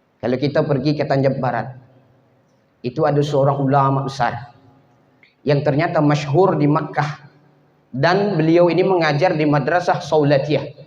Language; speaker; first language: Malay; native; Malay